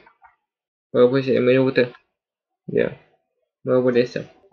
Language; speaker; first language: Spanish; non-native, learner; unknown